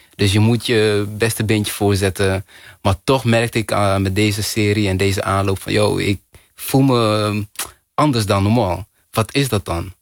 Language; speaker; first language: Dutch; early bilingual, other home language; Kinyarwanda